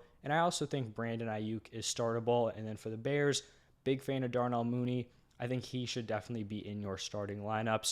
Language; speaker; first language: English; native; English